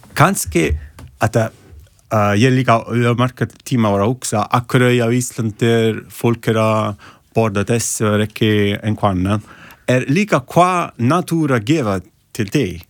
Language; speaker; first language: Icelandic; non-native, learner; Italian